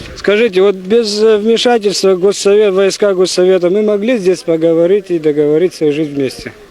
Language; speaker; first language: Russian; non-native, local second language; Abkhazian